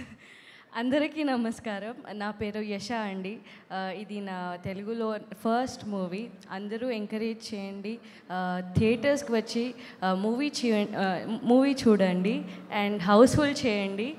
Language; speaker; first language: Telugu; non-native, local second language; Kannada